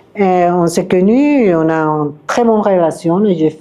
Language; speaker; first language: French; non-native, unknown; Spanish